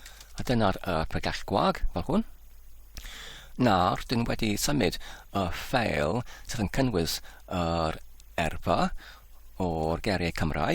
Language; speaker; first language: Welsh; non-native, learner; English